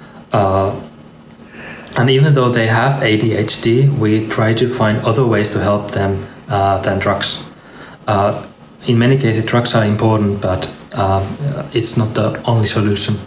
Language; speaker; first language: English; non-native, fluent; Finnish